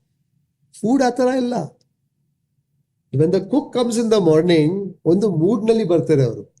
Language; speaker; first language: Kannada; non-native, local second language; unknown